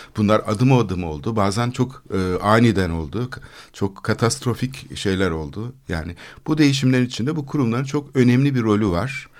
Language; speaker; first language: Turkish; native; Turkish